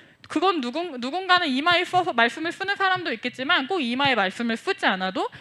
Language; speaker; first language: Korean; native; Korean